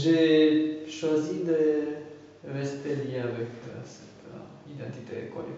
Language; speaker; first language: French; non-native, fluent; Romanian